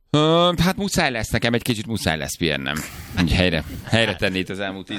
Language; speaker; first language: Hungarian; native; Hungarian